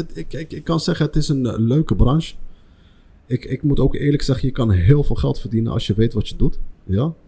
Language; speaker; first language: Dutch; early bilingual, other home language; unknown